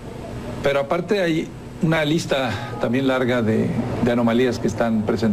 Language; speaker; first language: Spanish; native; Spanish